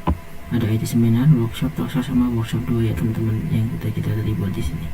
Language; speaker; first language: Indonesian; native; Indonesian